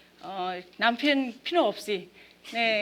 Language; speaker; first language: Korean; non-native, learner; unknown